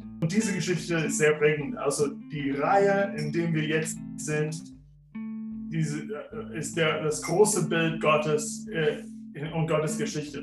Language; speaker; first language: German; non-native, fluent; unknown